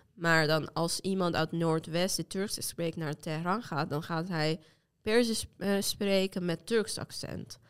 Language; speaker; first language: Dutch; non-native, fluent; Azerbaijani